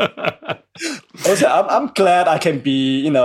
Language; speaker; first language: English; non-native, local second language; Cantonese